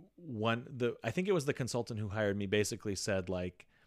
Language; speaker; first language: English; native; English